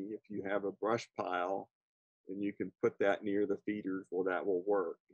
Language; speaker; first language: English; native; English